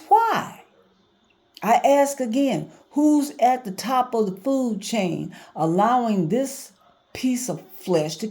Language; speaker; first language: English; native; English